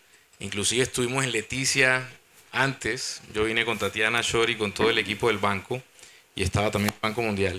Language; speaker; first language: Spanish; native; Spanish